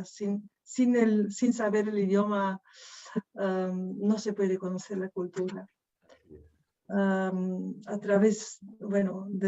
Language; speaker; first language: Spanish; non-native, fluent; Dutch